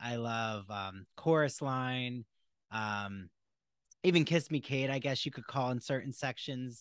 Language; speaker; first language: English; native; English